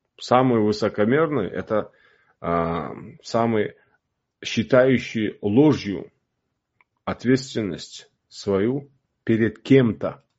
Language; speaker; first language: Russian; non-native, local second language; Uzbek